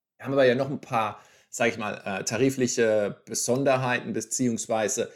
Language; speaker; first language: German; native; German